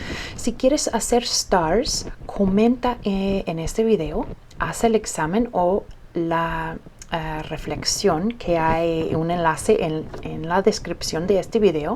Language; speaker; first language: Spanish; early bilingual, heritage; Spanish